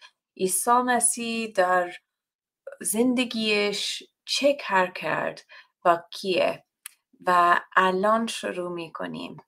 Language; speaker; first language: Persian; non-native, fluent; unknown